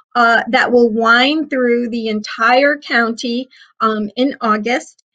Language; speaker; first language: English; native; English